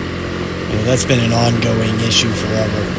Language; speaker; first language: English; native; English